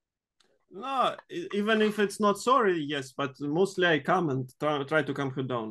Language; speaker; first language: English; non-native, fluent; Russian